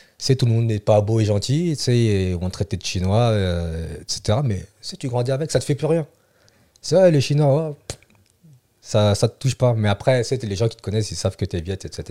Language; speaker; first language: French; early bilingual, other home language; Vietnamese